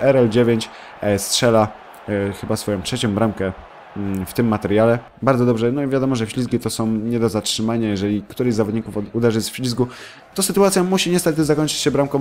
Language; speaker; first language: Polish; native; Polish